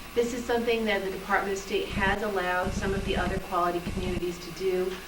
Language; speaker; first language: English; native; English